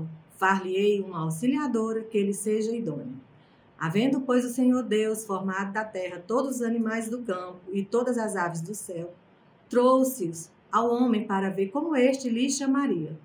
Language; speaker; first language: Portuguese; native; Portuguese